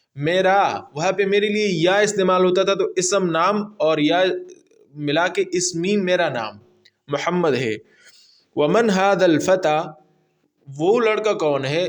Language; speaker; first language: Urdu; non-native, local second language; Pashto